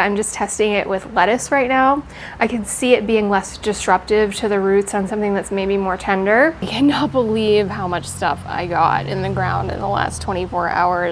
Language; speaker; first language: English; native; English